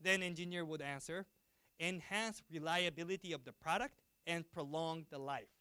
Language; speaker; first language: English; non-native, fluent; Japanese